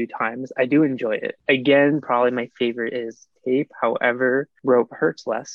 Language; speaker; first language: English; native; English